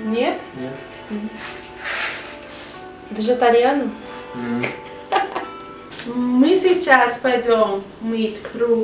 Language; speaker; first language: Russian; non-native, learner; Portuguese